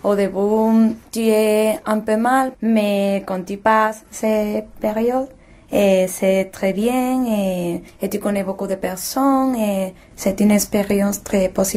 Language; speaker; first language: French; non-native, learner; Spanish